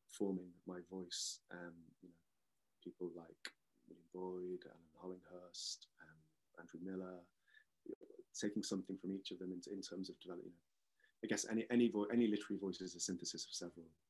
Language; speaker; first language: English; native; English